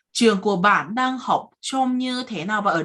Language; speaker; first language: Vietnamese; non-native, fluent; Korean